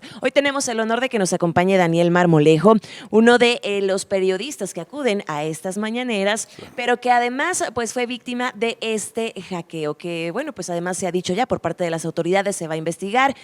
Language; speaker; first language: Spanish; native; Spanish